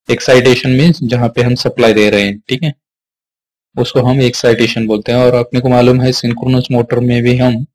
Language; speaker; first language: Hindi; non-native, local second language; Marathi